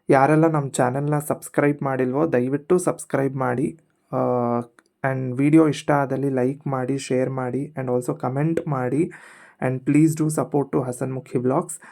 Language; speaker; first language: Kannada; non-native, local second language; Konkani